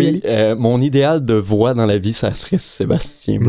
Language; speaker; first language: French; native; French